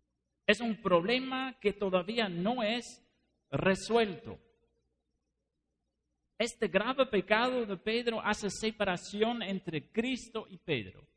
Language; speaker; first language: Spanish; non-native, fluent; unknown